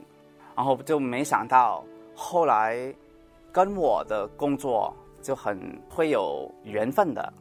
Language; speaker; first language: Chinese; early bilingual, heritage; Cantonese